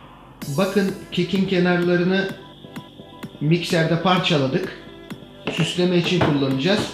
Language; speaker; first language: Turkish; native; Turkish